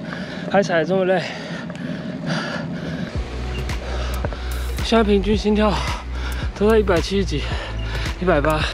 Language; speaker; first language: Chinese; native; Chinese